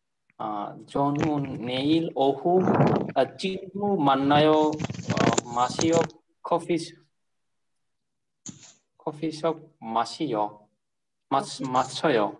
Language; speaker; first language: Korean; non-native, learner; Bangla